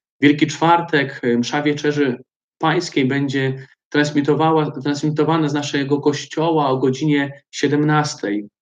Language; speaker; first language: Polish; native; Polish